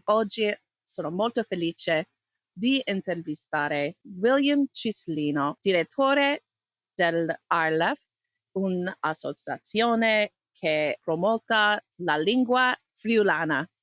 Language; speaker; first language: Italian; non-native, learner; English